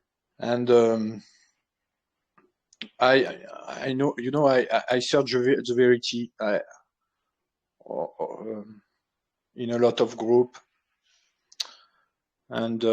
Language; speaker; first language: English; non-native, learner; French